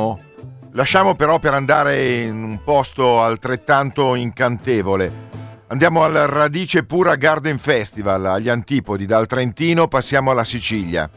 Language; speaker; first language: Italian; native; Italian